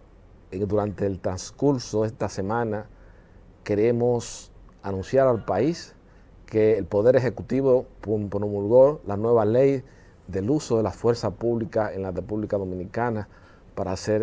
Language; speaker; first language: Spanish; native; Spanish